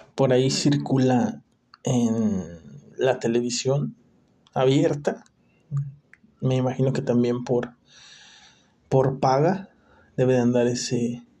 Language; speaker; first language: Spanish; native; Spanish